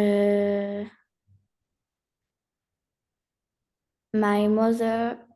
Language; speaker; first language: English; non-native, learner; French